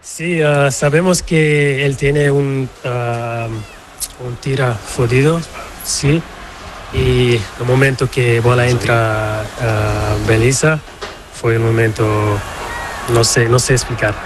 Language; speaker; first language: Spanish; non-native, learner; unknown